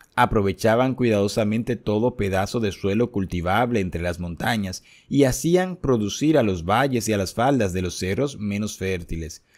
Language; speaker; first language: Spanish; native; Spanish